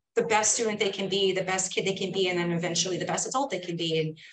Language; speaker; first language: English; native; English